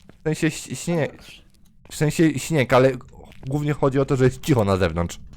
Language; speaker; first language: Polish; native; Polish